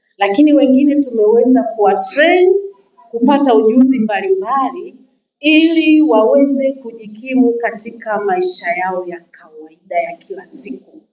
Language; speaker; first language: Swahili; native; Swahili